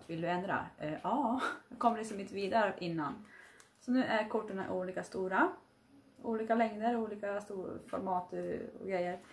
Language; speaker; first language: Swedish; native; Swedish